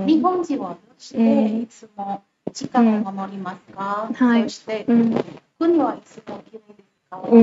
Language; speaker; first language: Japanese; non-native, learner; Indonesian